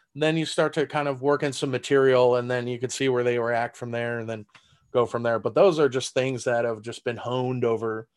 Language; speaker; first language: English; early bilingual, other home language; German